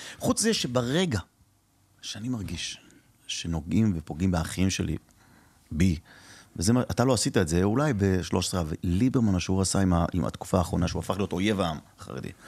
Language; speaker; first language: Hebrew; early bilingual, other home language; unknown